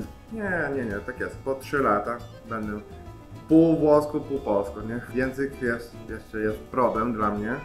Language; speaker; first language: Polish; non-native, learner; Italian